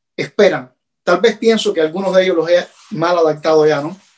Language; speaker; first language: Spanish; native; Spanish